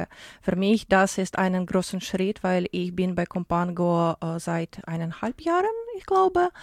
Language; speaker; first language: German; non-native, learner; Ukrainian